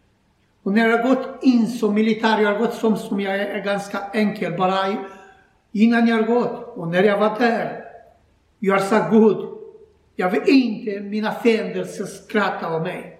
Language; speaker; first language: Swedish; non-native, learner; Croatian